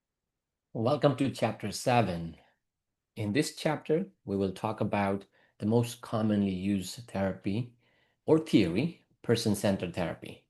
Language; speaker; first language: English; non-native, fluent; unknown